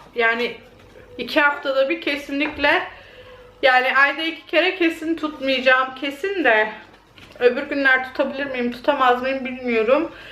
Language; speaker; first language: Turkish; native; Turkish